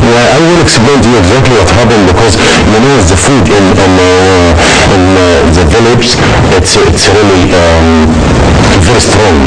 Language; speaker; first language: English; non-native, learner; Arabic